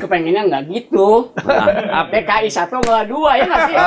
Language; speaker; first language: Indonesian; native; Indonesian